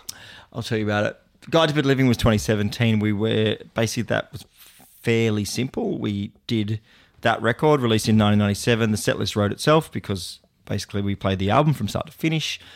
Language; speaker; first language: English; native; English